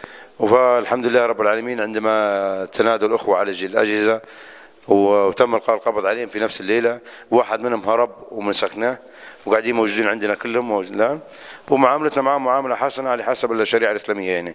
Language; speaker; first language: Arabic; native; Arabic